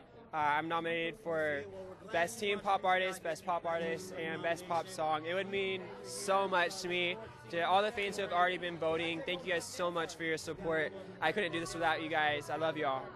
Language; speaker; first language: English; native; English